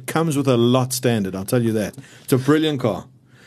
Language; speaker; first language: English; native; English